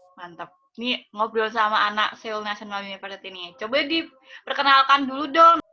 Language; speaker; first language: Indonesian; native; Indonesian